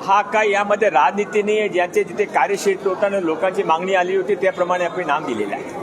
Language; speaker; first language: Marathi; non-native, local second language; Hindi